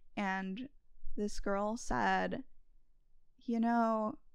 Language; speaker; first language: English; native; English